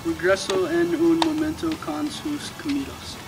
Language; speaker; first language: Spanish; non-native, learner; English